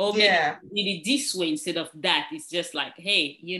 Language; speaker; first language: English; non-native, local second language; French